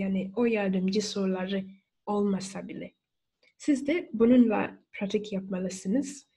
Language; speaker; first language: Turkish; non-native, fluent; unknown